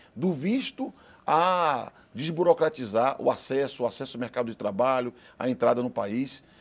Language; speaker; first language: Portuguese; native; Portuguese